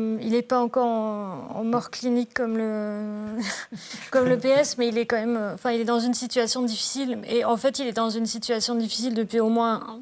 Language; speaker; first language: French; native; French